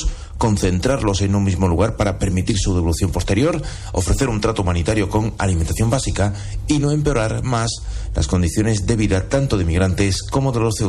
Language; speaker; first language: Spanish; native; Spanish